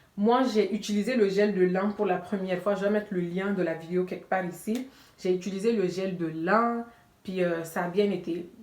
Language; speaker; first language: French; non-native, local second language; Bambara